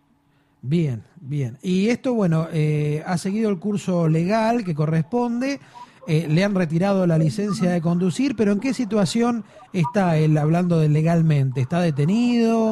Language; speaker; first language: Spanish; native; Spanish